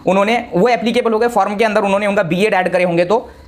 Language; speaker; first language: Hindi; non-native, local second language; Marathi